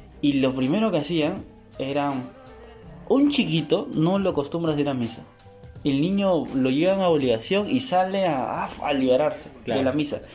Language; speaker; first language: Spanish; native; Spanish